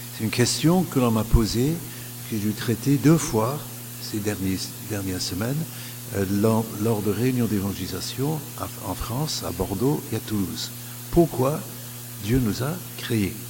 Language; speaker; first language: French; non-native, fluent; English